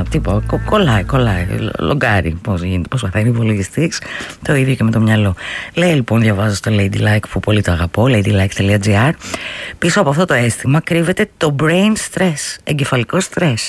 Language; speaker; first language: Greek; native; Greek